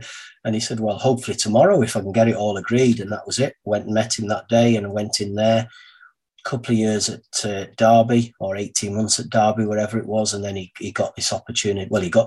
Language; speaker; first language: English; native; English